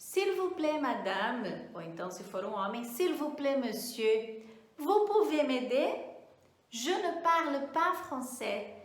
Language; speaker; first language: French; non-native, fluent; Portuguese